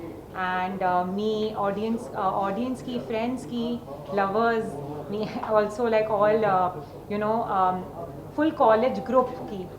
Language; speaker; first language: Telugu; non-native, learner; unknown